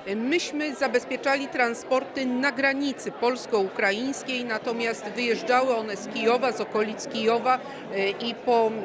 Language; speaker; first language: Polish; native; Polish